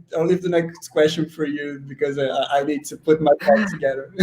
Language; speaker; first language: English; non-native, fluent; Portuguese